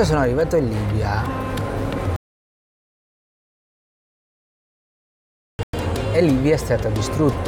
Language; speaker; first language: Italian; non-native, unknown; Bangla